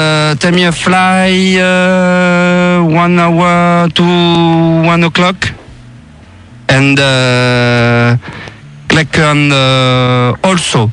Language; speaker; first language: English; non-native, learner; French